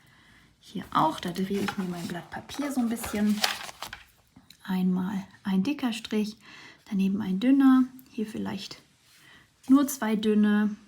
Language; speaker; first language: German; native; German